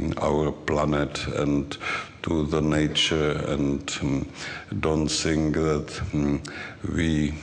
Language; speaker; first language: English; non-native, learner; Czech